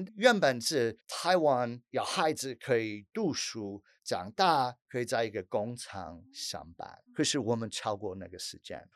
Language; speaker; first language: Chinese; non-native, fluent; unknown